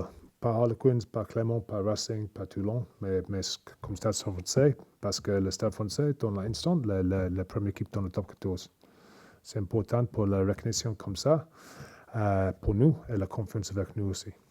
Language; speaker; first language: French; non-native, learner; English